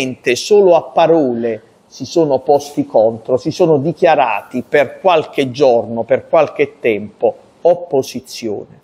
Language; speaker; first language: Italian; native; Italian